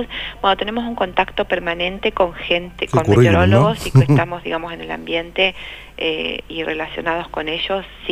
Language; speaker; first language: Spanish; native; Spanish